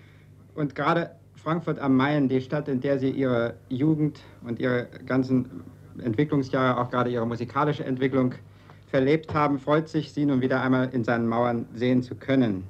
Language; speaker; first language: German; native; German